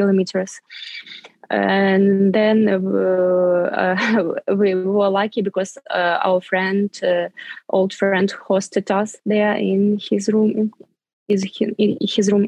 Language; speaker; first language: English; non-native, fluent; Ukrainian